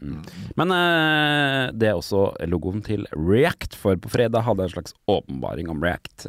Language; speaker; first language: Norwegian; native; Norwegian